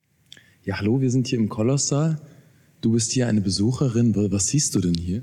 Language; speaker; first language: German; native; German